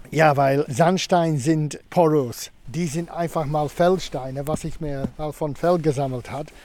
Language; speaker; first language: German; non-native, fluent; English